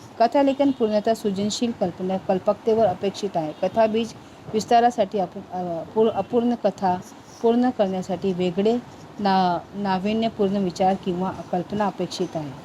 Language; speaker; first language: Marathi; non-native, local second language; Urdu